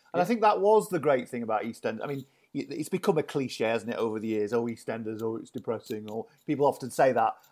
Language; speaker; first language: English; native; English